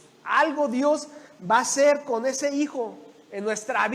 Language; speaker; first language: Spanish; native; Spanish